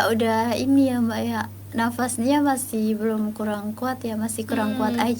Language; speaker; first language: Indonesian; native; Indonesian